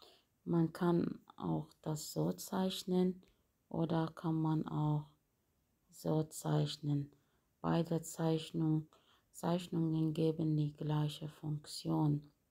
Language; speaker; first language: German; non-native, fluent; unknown